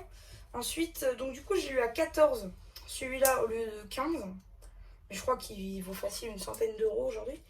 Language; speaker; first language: French; native; French